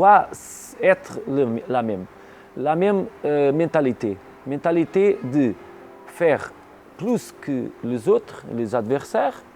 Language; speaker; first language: French; non-native, learner; Portuguese